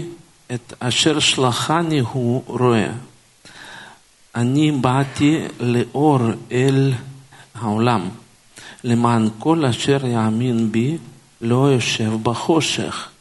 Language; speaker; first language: Hebrew; non-native, fluent; Russian